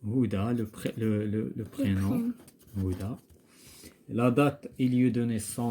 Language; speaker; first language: French; non-native, local second language; Arabic